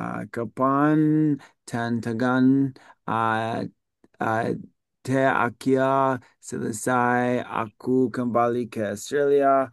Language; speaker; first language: Indonesian; non-native, learner; English